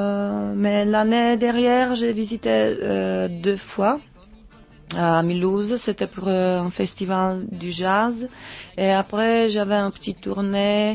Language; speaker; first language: French; non-native, learner; Czech